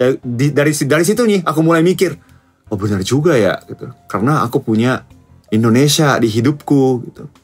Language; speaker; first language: Indonesian; non-native, fluent; Japanese